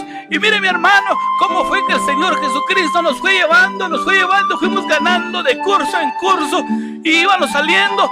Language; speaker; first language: Spanish; native; Spanish